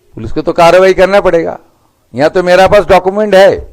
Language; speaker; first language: Hindi; non-native, local second language; Bangla